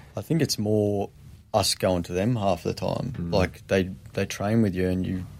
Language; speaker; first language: English; native; English